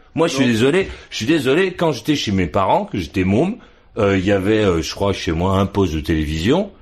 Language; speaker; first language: French; native; French